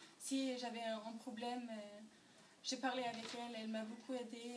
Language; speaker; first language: French; non-native, learner; Norwegian